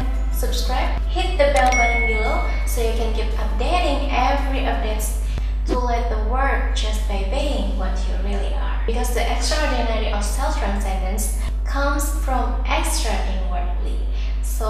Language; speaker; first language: English; non-native, fluent; Indonesian